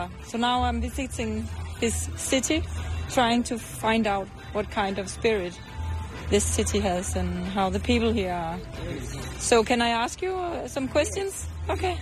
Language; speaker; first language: English; non-native, fluent; Danish